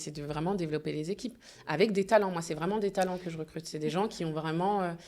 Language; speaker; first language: French; early bilingual, other home language; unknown